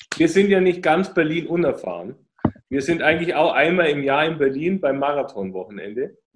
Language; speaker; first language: German; native; German